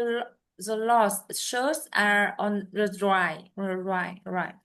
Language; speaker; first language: English; non-native, learner; Vietnamese